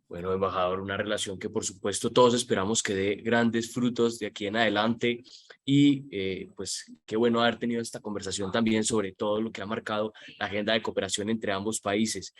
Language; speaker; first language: Spanish; native; Spanish